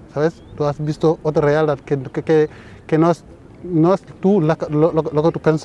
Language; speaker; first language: Spanish; non-native, fluent; Wolof